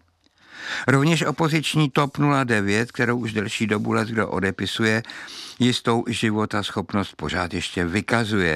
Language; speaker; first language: Czech; native; Czech